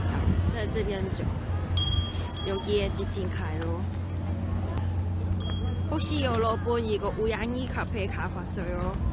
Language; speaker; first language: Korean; non-native, learner; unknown